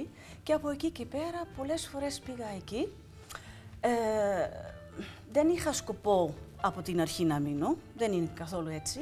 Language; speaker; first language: Greek; non-native, fluent; Dutch